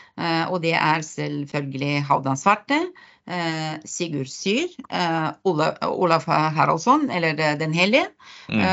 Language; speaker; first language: Norwegian; non-native, fluent; Bulgarian